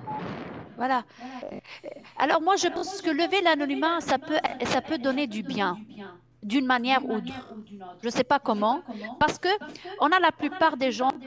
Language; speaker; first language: French; non-native, fluent; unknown